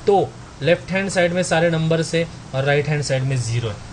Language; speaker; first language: Hindi; non-native, local second language; Marathi